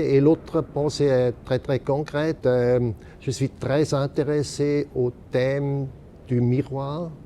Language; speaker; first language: French; non-native, fluent; German